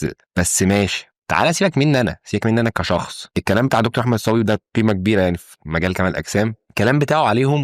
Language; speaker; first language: Arabic; native; Arabic